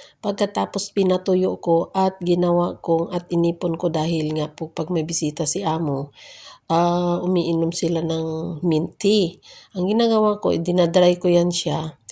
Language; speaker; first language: Filipino; native; Filipino